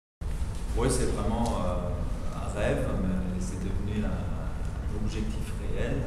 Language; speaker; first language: French; non-native, fluent; German